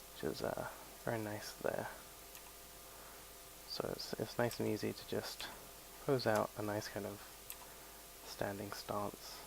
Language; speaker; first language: English; native; English